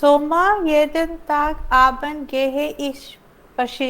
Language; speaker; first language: German; non-native, learner; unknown